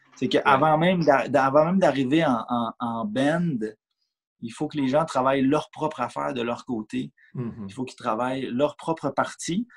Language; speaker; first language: French; native; French